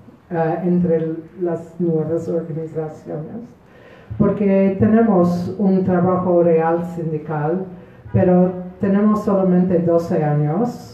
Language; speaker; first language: Spanish; non-native, fluent; Polish